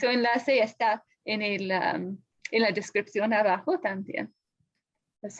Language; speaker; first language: Spanish; non-native, fluent; English